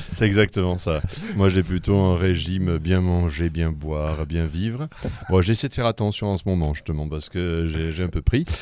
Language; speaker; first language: French; native; French